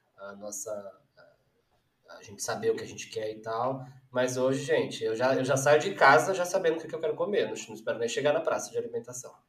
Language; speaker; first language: Portuguese; native; Portuguese